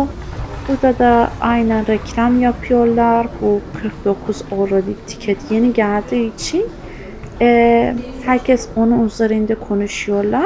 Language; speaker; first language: Turkish; non-native, fluent; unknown